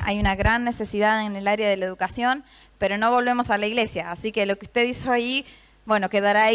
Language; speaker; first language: Spanish; native; Spanish